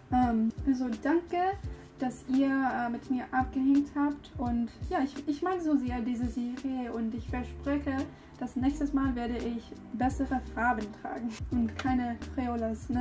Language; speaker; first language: German; non-native, learner; English